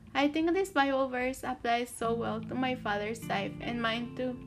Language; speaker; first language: English; early bilingual, other home language; Spanish